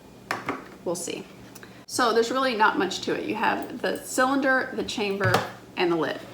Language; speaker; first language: English; native; English